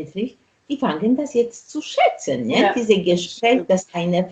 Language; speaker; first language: German; non-native, fluent; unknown